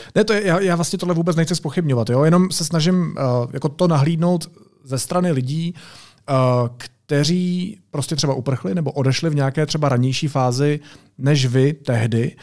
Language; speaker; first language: Czech; native; Czech